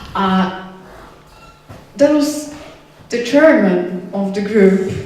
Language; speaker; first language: English; non-native, learner; Polish